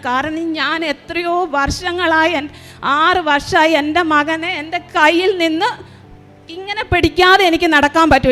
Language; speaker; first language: Malayalam; native; Malayalam